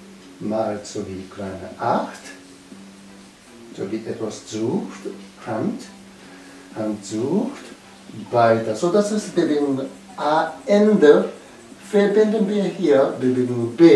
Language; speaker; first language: German; non-native, learner; Japanese